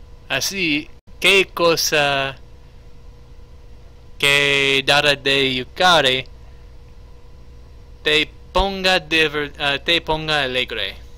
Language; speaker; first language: Spanish; non-native, learner; English